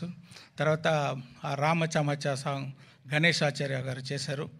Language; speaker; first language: Telugu; non-native, learner; Tamil